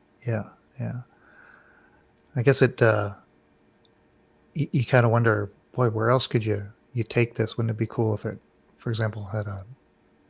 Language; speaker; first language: English; native; English